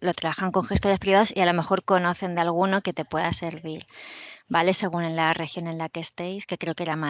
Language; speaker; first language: Spanish; native; Spanish